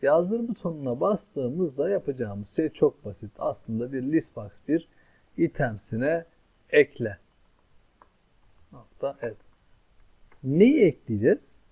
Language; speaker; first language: Turkish; native; Turkish